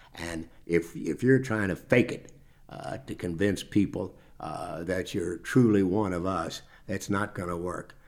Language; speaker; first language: English; native; English